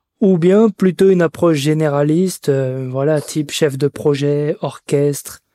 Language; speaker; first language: French; native; French